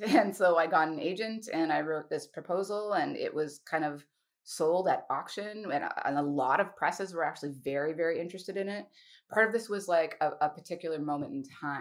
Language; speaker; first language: English; native; English